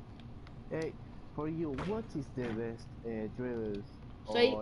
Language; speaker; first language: English; non-native, learner; Spanish